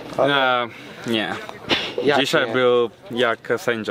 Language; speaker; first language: Polish; non-native, learner; Latvian